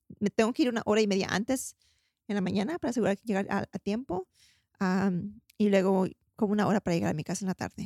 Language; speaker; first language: Spanish; early bilingual, heritage; Spanish